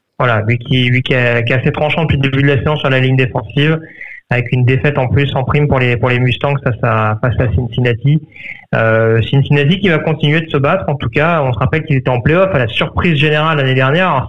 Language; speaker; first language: French; native; French